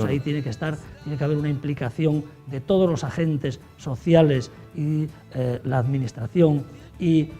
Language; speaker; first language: Spanish; native; Spanish